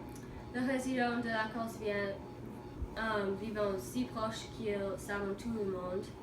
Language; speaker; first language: French; non-native, learner; English